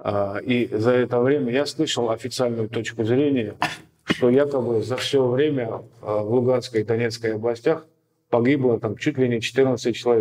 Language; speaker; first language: Russian; native; Russian